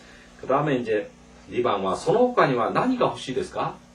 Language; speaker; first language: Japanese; non-native, fluent; Korean